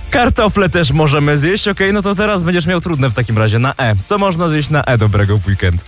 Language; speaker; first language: Polish; native; Polish